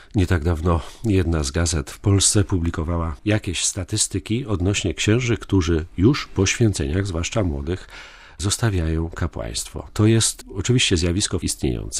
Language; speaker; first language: Polish; native; Polish